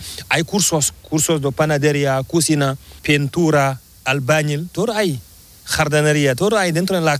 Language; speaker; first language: Spanish; non-native, learner; Fula